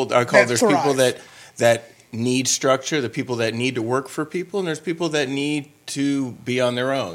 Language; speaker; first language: English; native; English